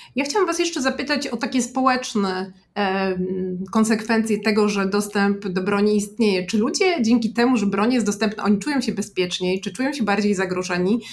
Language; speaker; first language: Polish; native; Polish